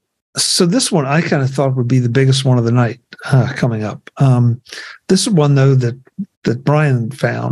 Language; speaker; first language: English; native; English